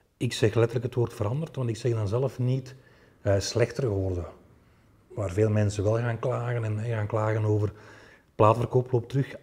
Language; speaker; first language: Dutch; native; Dutch